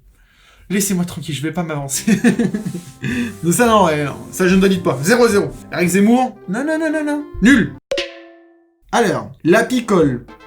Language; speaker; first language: French; native; French